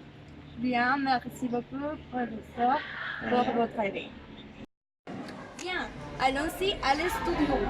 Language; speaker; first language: French; non-native, learner; Spanish